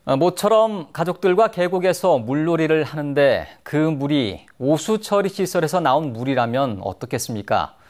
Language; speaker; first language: Korean; native; Korean